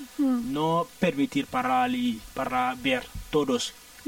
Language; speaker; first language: Spanish; non-native, learner; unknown